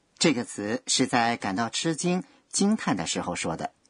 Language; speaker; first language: Chinese; non-native, fluent; Japanese